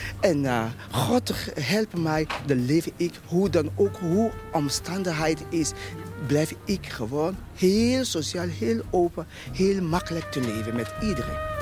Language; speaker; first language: Dutch; non-native, fluent; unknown